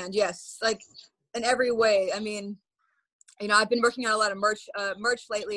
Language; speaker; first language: English; native; English